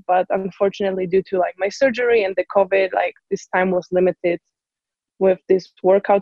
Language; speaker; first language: English; non-native, fluent; Polish